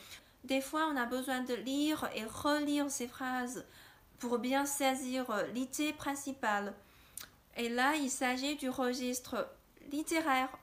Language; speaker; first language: French; non-native, fluent; Chinese